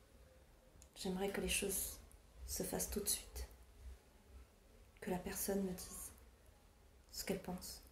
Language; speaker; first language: French; non-native, fluent; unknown